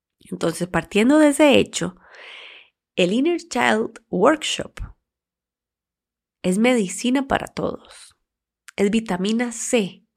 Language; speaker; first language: Spanish; native; Spanish